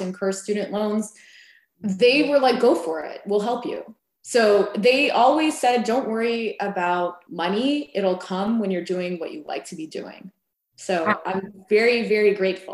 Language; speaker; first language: English; native; English